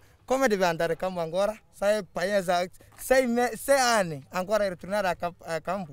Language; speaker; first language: Italian; non-native, learner; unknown